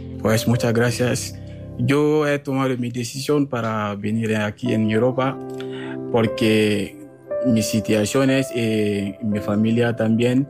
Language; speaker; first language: Spanish; non-native, learner; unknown